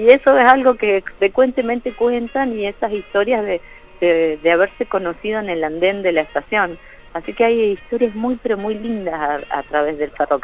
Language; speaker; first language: Spanish; native; Spanish